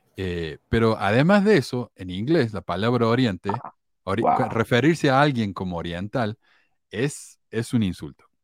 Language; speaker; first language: Spanish; native; Spanish